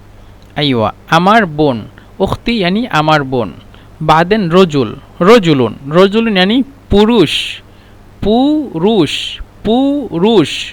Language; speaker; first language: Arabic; non-native, fluent; Bangla